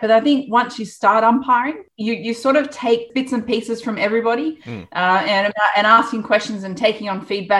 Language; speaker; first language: English; native; English